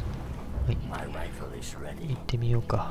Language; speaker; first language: Japanese; native; Japanese